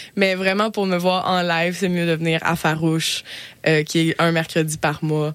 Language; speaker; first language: French; native; French